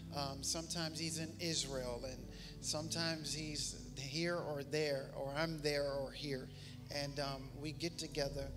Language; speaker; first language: English; native; English